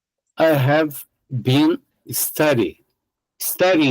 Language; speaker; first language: English; non-native, learner; Portuguese